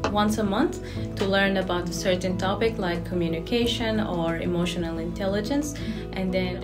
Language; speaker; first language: English; non-native, fluent; Arabic